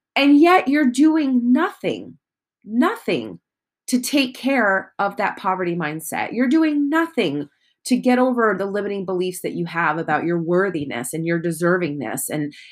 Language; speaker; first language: English; native; English